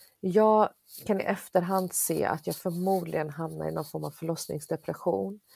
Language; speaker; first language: Swedish; early bilingual, other home language; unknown